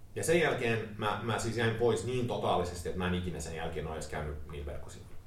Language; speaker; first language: Finnish; early bilingual, heritage; Finnish